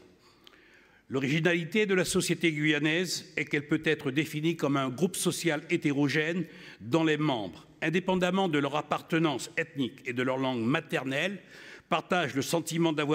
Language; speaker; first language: French; native; French